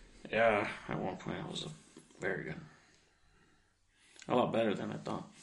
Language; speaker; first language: English; early bilingual, other home language; Spanish